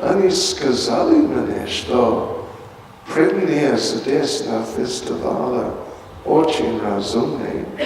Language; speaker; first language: Russian; non-native, learner; English